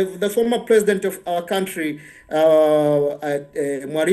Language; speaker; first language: English; non-native, local second language; Swahili